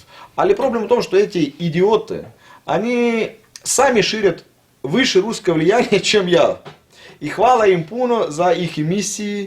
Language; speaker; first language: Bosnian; non-native, learner; Russian